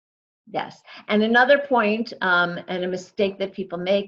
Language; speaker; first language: English; native; English